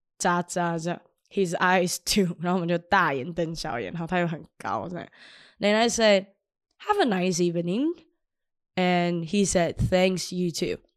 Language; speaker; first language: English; non-native, fluent; Chinese